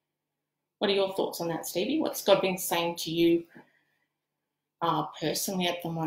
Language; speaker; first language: English; native; English